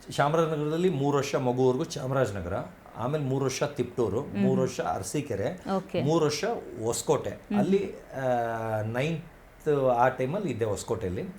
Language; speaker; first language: Kannada; native; Kannada